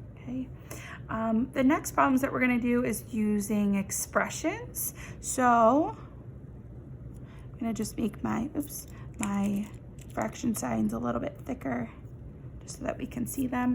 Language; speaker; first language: English; native; English